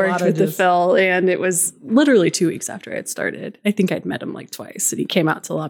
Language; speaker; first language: English; native; English